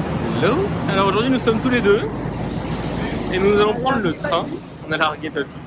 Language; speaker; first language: French; native; French